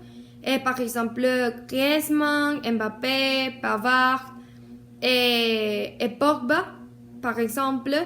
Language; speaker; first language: French; non-native, learner; Spanish